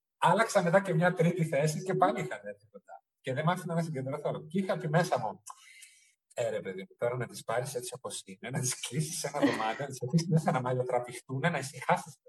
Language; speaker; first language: Greek; early bilingual, heritage; Greek